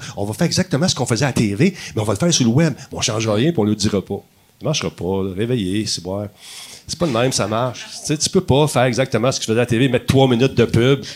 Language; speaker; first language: French; native; French